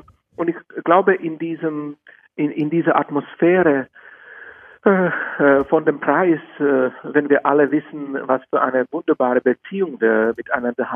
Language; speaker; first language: German; non-native, fluent; Czech